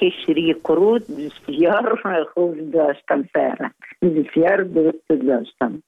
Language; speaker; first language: Persian; non-native, fluent; Arabic